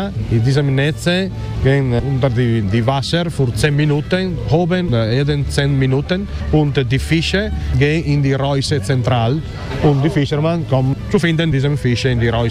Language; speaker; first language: German; non-native, learner; Italian